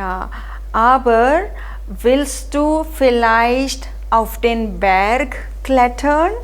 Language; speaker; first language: German; non-native, fluent; Hindi